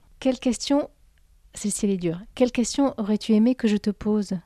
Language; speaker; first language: French; native; French